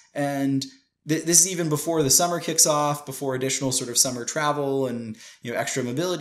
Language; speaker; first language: English; native; English